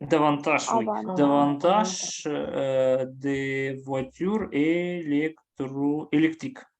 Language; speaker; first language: French; non-native, learner; Russian